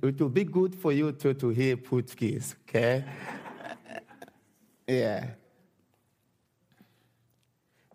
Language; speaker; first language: English; non-native, learner; Portuguese